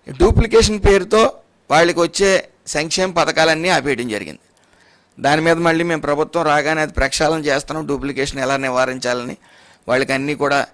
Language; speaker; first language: Telugu; native; Telugu